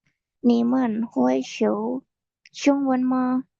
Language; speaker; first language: Chinese; non-native, learner; Indonesian